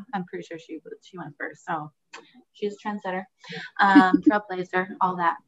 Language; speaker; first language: English; early bilingual, other home language; Spanish